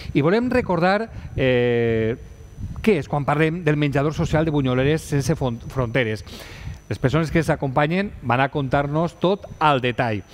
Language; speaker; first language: Catalan; native; Catalan